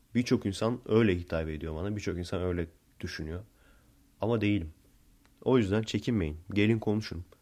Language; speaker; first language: Turkish; early bilingual, heritage; Turkish